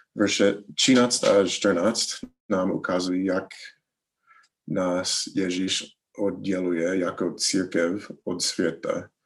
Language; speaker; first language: Czech; non-native, learner; English